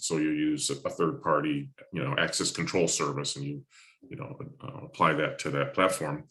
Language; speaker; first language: English; native; English